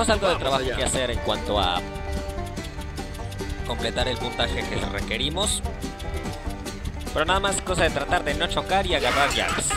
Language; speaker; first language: Spanish; native; Spanish